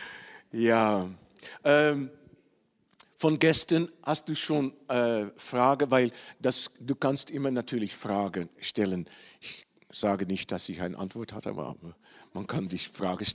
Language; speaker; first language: German; non-native, learner; Dutch